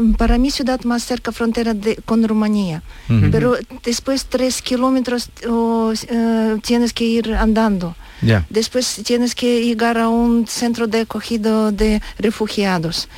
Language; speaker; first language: Spanish; non-native, learner; Ukrainian